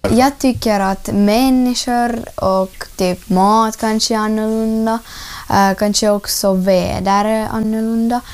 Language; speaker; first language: Swedish; non-native, learner; Ukrainian